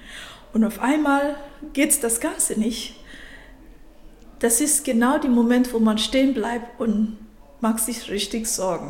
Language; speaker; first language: German; non-native, fluent; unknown